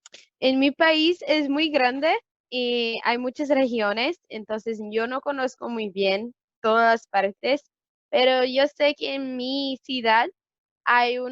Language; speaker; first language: Spanish; non-native, learner; Portuguese